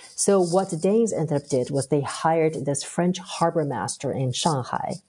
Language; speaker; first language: English; early bilingual, other home language; Chinese